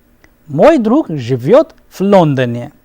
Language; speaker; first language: Russian; non-native, fluent; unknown